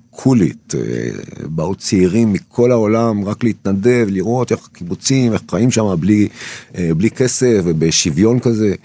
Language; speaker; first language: Hebrew; early bilingual, other home language; Turkish